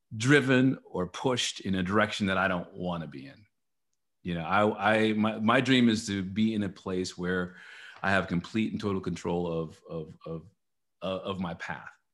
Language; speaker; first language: English; native; English